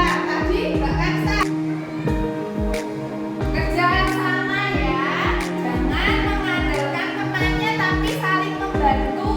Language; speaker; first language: Indonesian; native; Indonesian